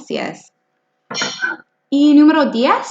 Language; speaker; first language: Spanish; non-native, fluent; English